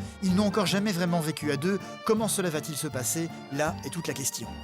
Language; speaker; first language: French; native; French